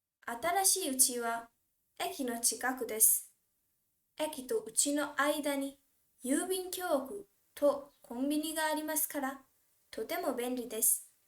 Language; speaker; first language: Japanese; non-native, fluent; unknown